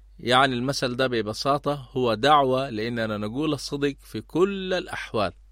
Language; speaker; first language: Arabic; native; Arabic